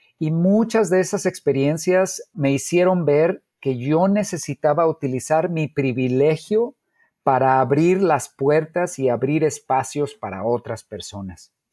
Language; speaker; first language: Spanish; native; Spanish